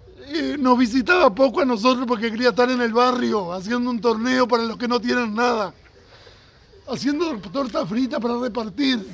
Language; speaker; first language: Spanish; native; Spanish